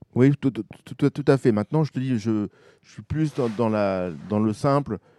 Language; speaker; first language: French; native; French